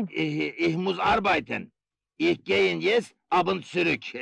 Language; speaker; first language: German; non-native, learner; Turkish